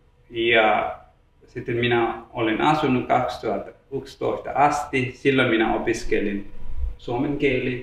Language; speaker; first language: Finnish; non-native, learner; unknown